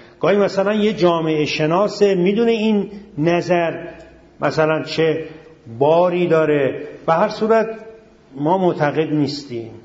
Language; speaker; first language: Persian; native; Persian